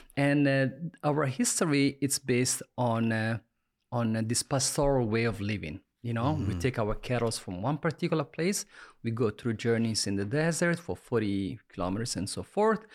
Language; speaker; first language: English; non-native, fluent; Italian